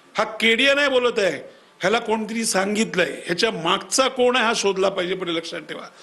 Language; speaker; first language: Marathi; native; Marathi